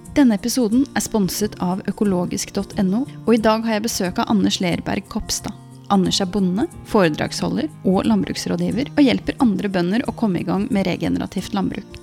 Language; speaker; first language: Norwegian; native; Norwegian